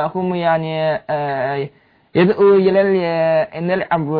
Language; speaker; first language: Arabic; non-native, learner; Chinese